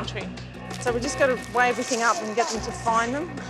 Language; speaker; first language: English; native; English